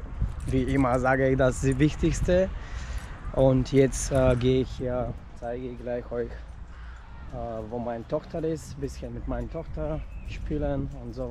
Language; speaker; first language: German; non-native, fluent; Polish